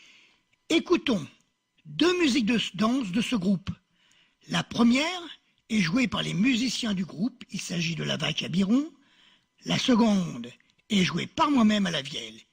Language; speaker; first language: French; native; French